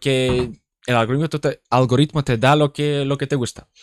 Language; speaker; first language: Spanish; non-native, learner; English